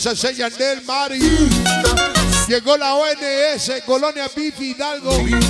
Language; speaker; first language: Spanish; native; Spanish